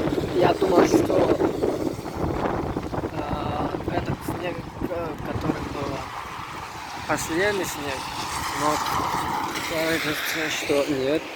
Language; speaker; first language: Russian; non-native, fluent; Tajik